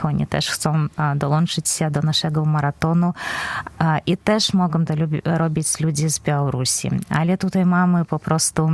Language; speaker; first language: Polish; non-native, fluent; Belarusian